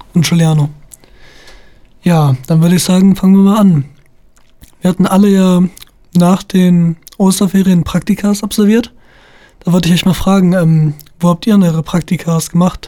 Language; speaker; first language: German; native; German